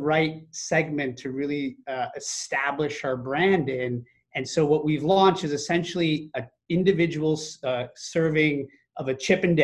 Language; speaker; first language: English; native; English